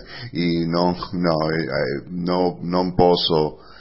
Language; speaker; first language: Italian; non-native, learner; English